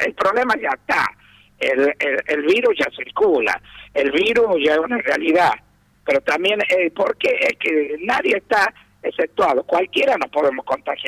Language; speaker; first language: Spanish; native; Spanish